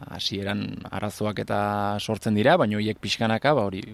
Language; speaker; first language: Basque; native; Basque